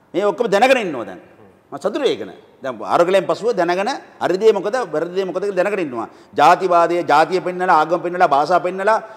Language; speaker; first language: Sinhala; non-native, local second language; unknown